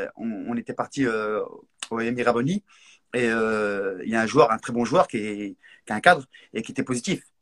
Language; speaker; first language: French; non-native, local second language; Arabic